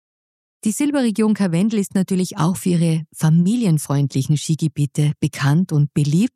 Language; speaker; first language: German; native; German